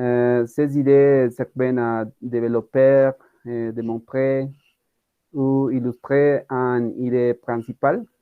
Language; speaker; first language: French; non-native, learner; Spanish